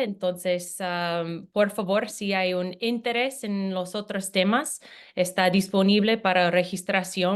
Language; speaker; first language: Spanish; non-native, fluent; English